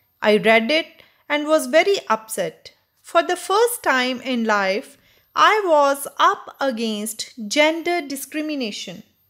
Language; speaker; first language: English; non-native, local second language; Punjabi